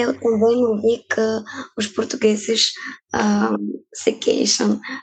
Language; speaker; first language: Portuguese; non-native, fluent; Bulgarian